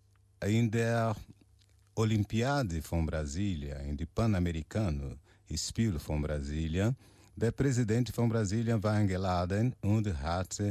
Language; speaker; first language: German; non-native, learner; Portuguese